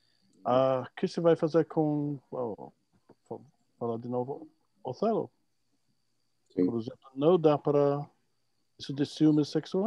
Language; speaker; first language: Portuguese; non-native, fluent; English